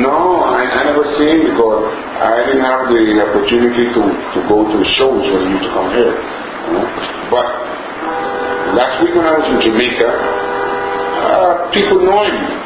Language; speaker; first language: English; native; English